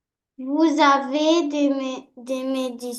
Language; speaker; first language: French; non-native, learner; Arabic